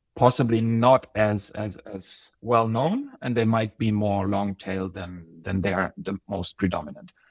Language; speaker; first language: English; non-native, fluent; Bosnian